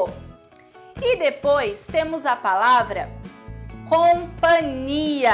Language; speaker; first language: Portuguese; native; Portuguese